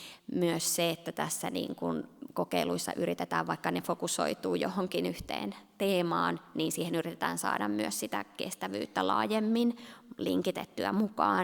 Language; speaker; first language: Finnish; native; Finnish